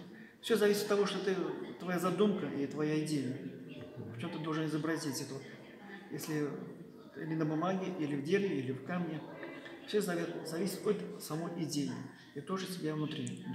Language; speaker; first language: Russian; native; Russian